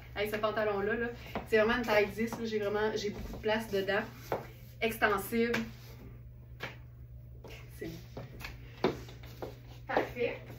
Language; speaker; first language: French; native; French